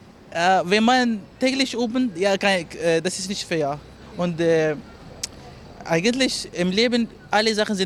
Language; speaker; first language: German; non-native, learner; Arabic